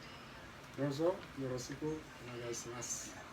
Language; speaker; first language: Japanese; non-native, learner; Indonesian